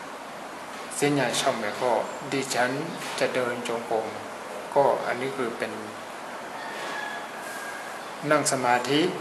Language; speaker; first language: Thai; non-native, fluent; Burmese